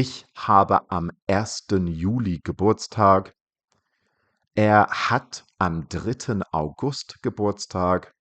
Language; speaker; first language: German; non-native, fluent; English